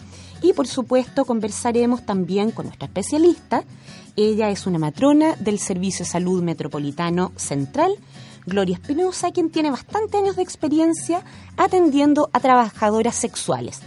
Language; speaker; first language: Spanish; native; Spanish